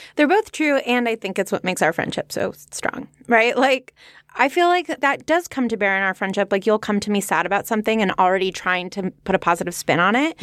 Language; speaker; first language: English; native; English